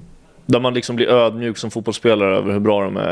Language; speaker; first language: Swedish; native; Swedish